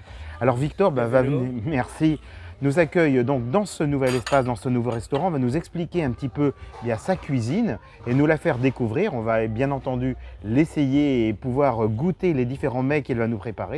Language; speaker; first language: French; native; French